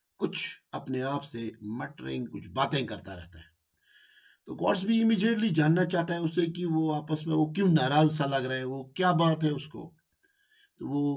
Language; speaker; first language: Urdu; non-native, local second language; Kashmiri